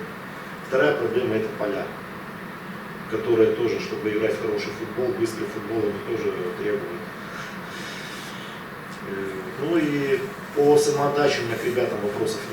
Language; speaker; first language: Russian; native; Russian